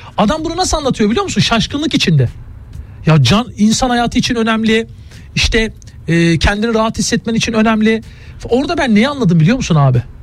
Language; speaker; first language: Turkish; native; Turkish